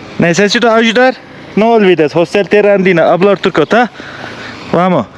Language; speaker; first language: Spanish; non-native, learner; Turkish